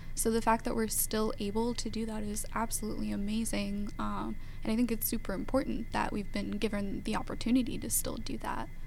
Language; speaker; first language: English; native; English